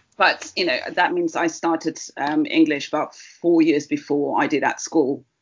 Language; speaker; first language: English; early bilingual, heritage; Spanish